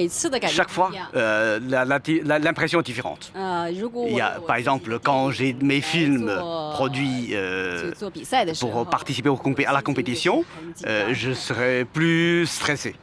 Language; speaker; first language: French; non-native, fluent; Chinese